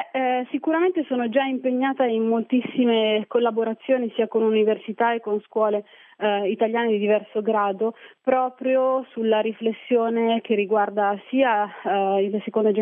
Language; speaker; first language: Italian; early bilingual, other home language; Arabic